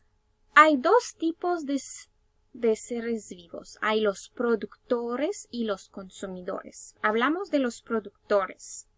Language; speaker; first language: Spanish; early bilingual, heritage; Spanish